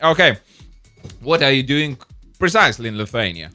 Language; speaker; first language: English; non-native, fluent; Lithuanian